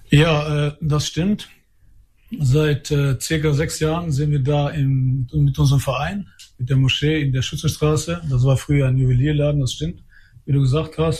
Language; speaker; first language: German; early bilingual, other home language; Albanian